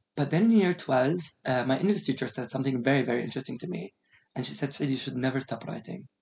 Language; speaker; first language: English; non-native, fluent; Arabic